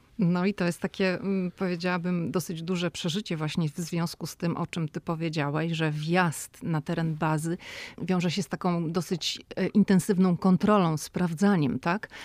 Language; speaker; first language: Polish; native; Polish